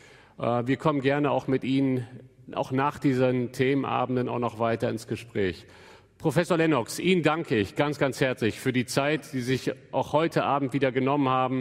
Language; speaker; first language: German; native; German